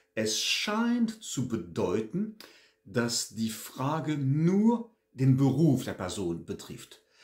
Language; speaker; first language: German; non-native, fluent; French